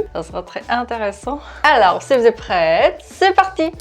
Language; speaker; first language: French; non-native, fluent; Korean